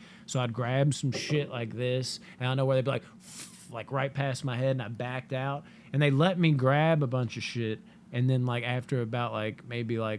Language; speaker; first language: English; native; English